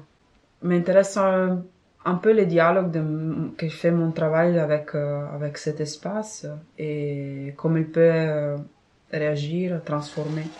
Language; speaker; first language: French; non-native, fluent; Italian